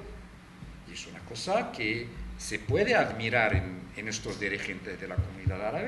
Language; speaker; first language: Spanish; non-native, fluent; Arabic